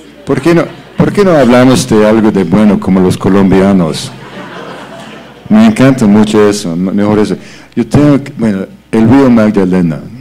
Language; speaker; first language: Spanish; non-native, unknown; English